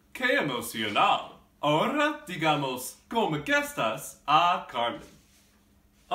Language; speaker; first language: Spanish; non-native, learner; English